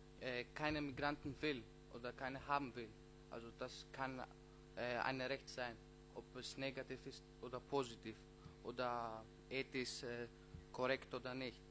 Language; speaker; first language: German; non-native, learner; Greek